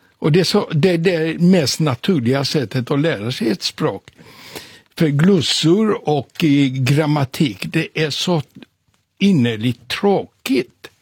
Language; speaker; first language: Swedish; non-native, fluent; Polish